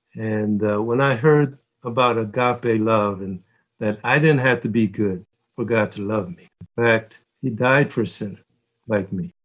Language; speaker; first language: English; early bilingual, other home language; Korean